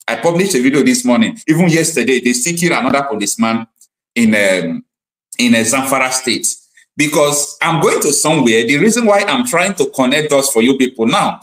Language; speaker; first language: English; non-native, local second language; Igbo